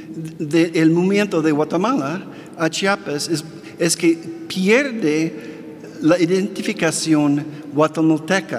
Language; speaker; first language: Spanish; non-native, fluent; English